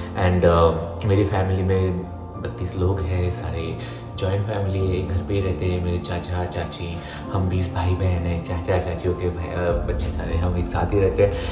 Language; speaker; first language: Hindi; native; Hindi